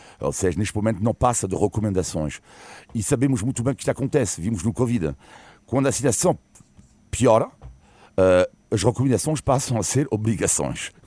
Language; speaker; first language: Portuguese; non-native, fluent; French